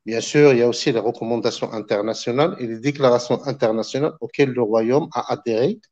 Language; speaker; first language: French; non-native, local second language; Arabic